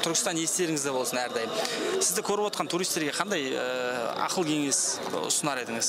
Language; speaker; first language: Kazakh; native; Kazakh